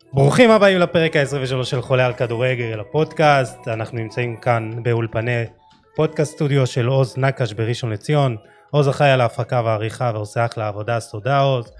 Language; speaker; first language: Hebrew; native; Hebrew